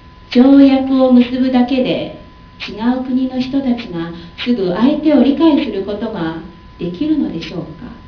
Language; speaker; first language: Japanese; non-native, fluent; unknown